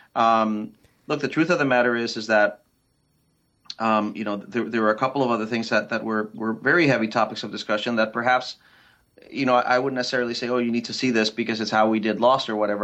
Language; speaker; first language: English; early bilingual, other home language; Spanish